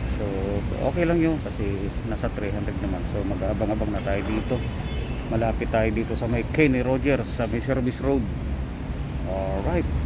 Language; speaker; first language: Filipino; native; Filipino